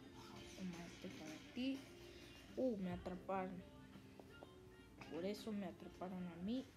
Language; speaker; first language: Spanish; early bilingual, other home language; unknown